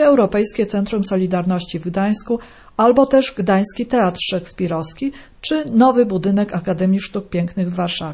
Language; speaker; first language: Polish; native; Polish